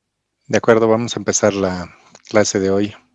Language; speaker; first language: Spanish; native; Spanish